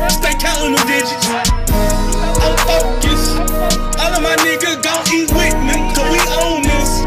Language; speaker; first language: English; native; English